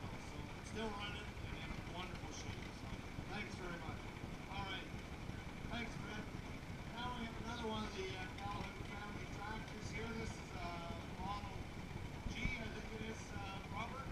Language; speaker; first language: English; native; English